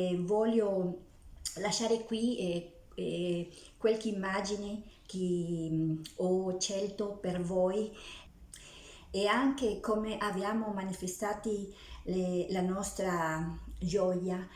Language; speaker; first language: Italian; non-native, learner; Spanish